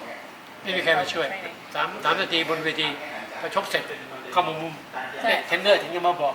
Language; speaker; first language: Thai; native; Thai